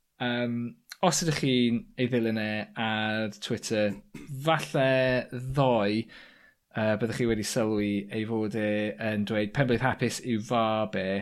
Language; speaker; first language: Welsh; native; Welsh